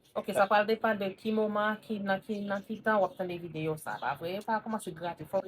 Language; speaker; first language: French; non-native, learner; Haitian Creole